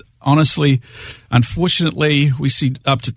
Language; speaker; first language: English; native; English